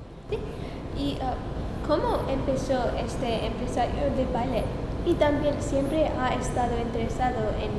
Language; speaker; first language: Spanish; non-native, learner; English